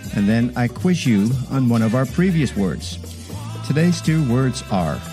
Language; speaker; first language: English; non-native, fluent; Dutch